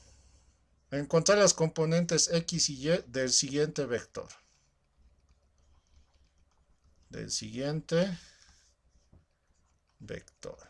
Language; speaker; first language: Spanish; native; Spanish